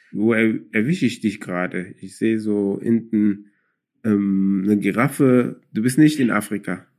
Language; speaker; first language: German; early bilingual, other home language; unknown